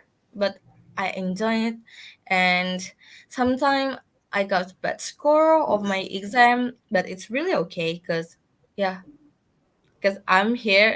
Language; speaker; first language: English; non-native, learner; Indonesian